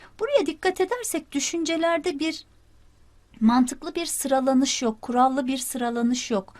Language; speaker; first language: Turkish; native; Turkish